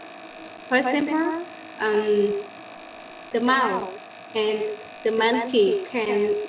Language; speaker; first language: English; non-native, learner; Vietnamese